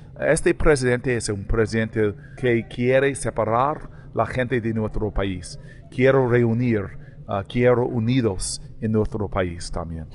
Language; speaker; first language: Spanish; non-native, learner; English